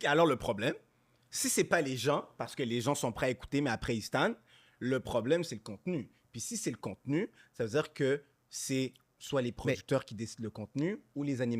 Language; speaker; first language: French; native; French